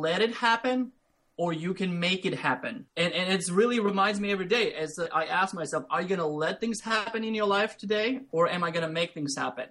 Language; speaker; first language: English; non-native, fluent; Latvian